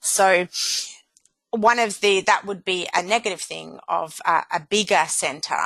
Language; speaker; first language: English; native; English